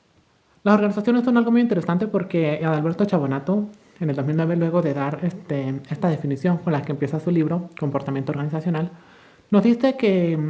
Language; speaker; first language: Spanish; native; Spanish